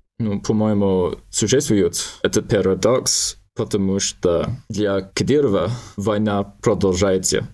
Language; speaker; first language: Russian; non-native, learner; English